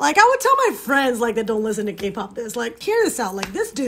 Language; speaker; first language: English; non-native, fluent; Portuguese